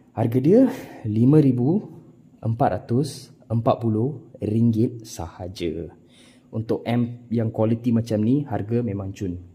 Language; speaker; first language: Malay; non-native, local second language; Tamil